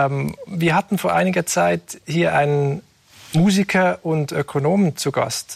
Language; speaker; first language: German; native; German